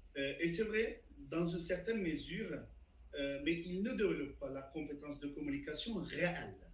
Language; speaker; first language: French; non-native, fluent; Turkish